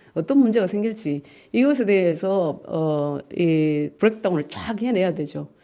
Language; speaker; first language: Korean; native; Korean